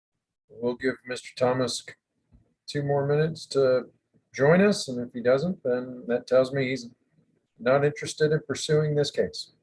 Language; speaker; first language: English; native; English